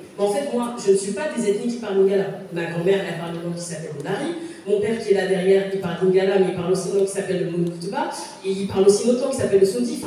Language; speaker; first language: French; native; French